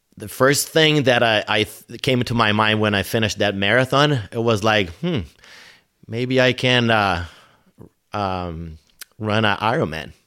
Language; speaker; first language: English; non-native, fluent; Portuguese